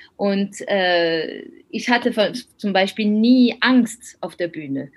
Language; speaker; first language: German; non-native, fluent; French